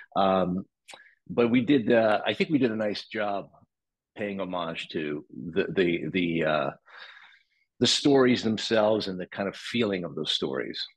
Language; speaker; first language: English; native; English